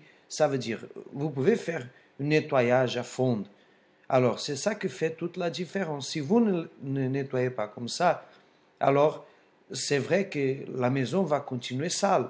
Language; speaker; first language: French; non-native, fluent; Portuguese